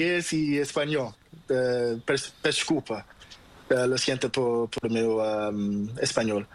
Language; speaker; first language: Spanish; non-native, learner; Portuguese